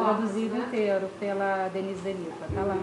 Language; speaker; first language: Portuguese; native; Portuguese